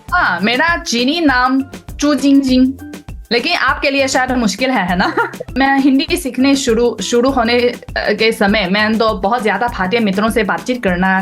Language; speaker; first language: Hindi; non-native, learner; Chinese